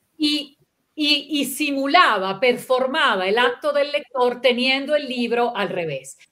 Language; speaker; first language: Spanish; non-native, local second language; Italian